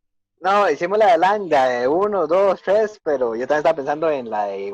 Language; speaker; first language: Spanish; native; Spanish